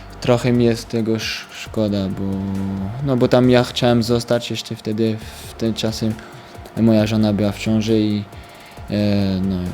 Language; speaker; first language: Polish; early bilingual, heritage; French